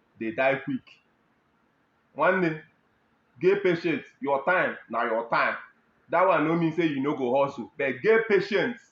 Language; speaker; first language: Nigerian Pidgin; non-native, local second language; Igbo